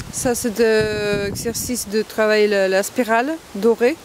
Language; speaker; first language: French; non-native, fluent; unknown